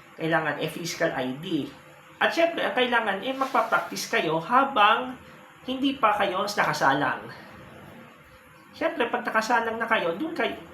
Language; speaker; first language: Filipino; native; Filipino